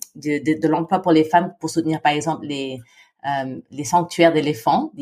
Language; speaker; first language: French; non-native, fluent; Filipino